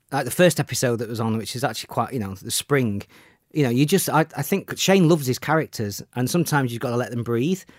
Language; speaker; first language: English; native; English